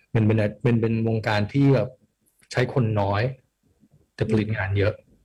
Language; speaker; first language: Thai; early bilingual, heritage; Thai